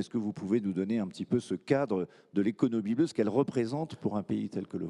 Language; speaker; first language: French; native; French